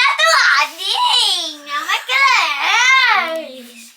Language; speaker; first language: Spanish; early bilingual, other home language; Filipino